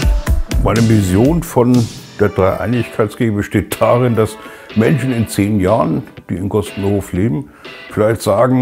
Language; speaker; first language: German; native; German